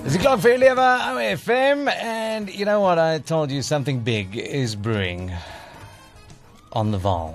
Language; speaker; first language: English; non-native, local second language; Afrikaans